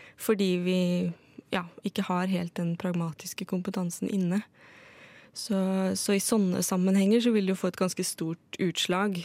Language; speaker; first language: Norwegian; native; Norwegian